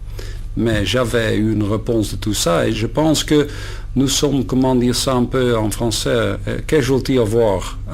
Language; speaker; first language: French; non-native, learner; Dutch